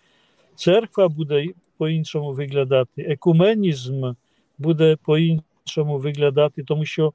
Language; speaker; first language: Ukrainian; non-native, fluent; Polish